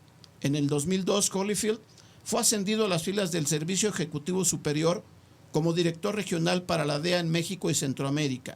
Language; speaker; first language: Spanish; native; Spanish